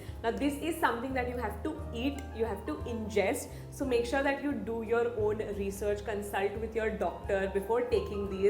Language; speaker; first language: English; non-native, local second language; Hindi